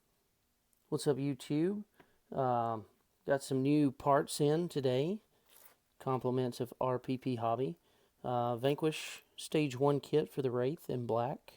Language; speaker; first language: English; native; English